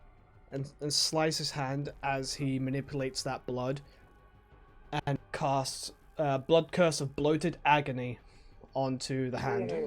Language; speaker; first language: English; native; English